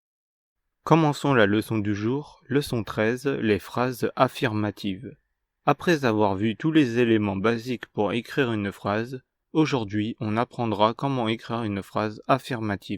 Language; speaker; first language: French; non-native, fluent; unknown